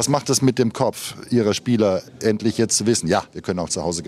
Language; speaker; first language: German; native; German